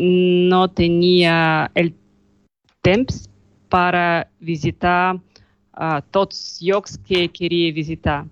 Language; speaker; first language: Catalan; non-native, learner; Russian